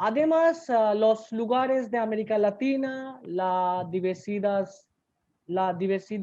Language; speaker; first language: Spanish; non-native, learner; Bangla